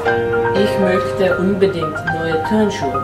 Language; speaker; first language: German; non-native, learner; English